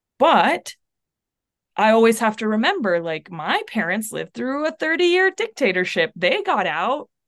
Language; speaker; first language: English; early bilingual, other home language; Spanish